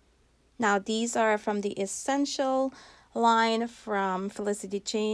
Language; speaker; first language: English; native; English